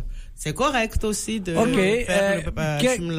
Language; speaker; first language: French; non-native, learner; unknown